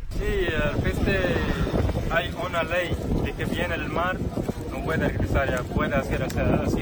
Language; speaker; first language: Spanish; non-native, learner; Arabic